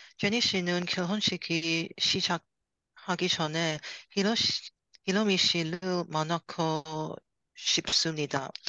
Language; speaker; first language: Korean; non-native, learner; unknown